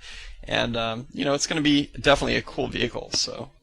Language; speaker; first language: English; native; English